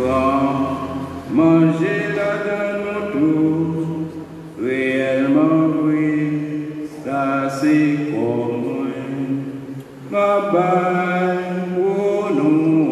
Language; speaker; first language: French; non-native, local second language; Haitian Creole